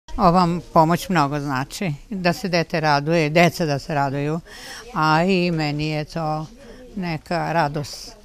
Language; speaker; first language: Serbian; native; Serbian